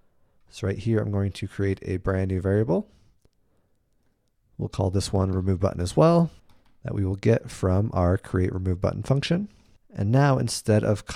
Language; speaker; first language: English; native; English